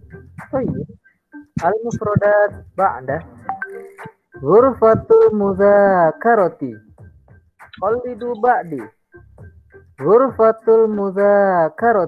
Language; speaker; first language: Arabic; non-native, learner; Indonesian